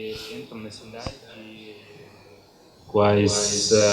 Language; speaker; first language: Portuguese; non-native, fluent; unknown